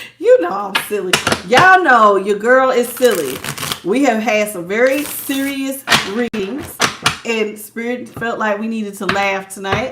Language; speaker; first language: English; native; English